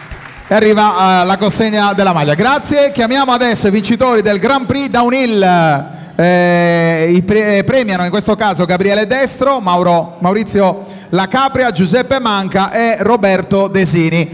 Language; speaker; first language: Italian; native; Italian